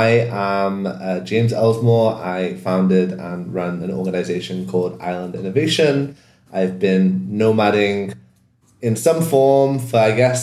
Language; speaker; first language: English; native; English